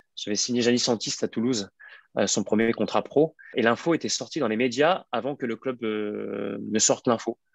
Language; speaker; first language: French; native; French